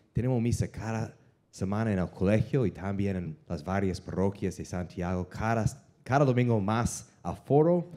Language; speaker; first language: Spanish; non-native, learner; English